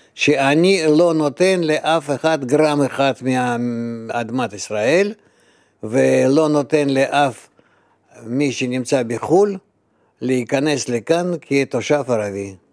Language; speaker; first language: Hebrew; non-native, fluent; Russian